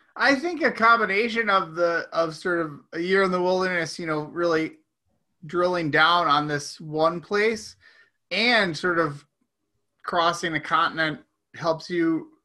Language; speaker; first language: English; native; English